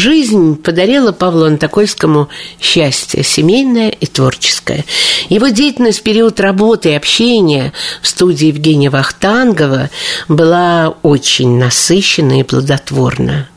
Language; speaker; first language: Russian; native; Russian